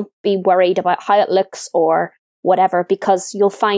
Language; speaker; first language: English; native; English